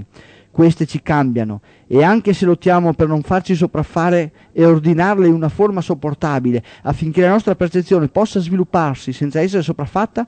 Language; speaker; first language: Italian; native; Italian